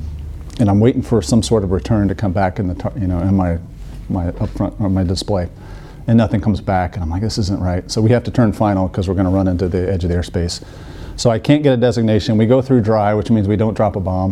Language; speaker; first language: English; native; English